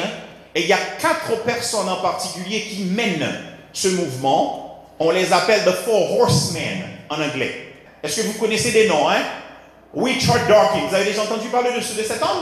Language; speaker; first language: French; non-native, local second language; Haitian Creole